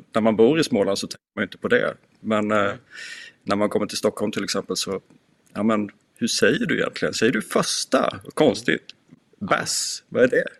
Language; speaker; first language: Swedish; native; Swedish